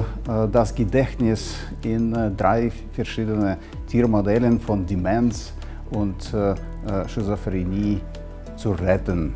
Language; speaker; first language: German; non-native, fluent; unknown